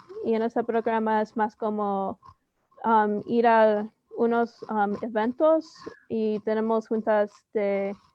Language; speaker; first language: Spanish; early bilingual, heritage; Spanish